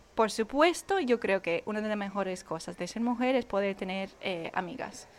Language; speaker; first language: Spanish; non-native, fluent; English